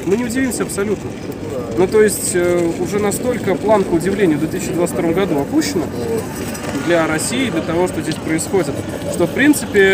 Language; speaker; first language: Russian; native; Russian